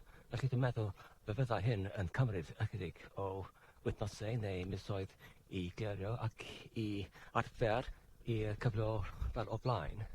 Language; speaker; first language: Welsh; non-native, learner; English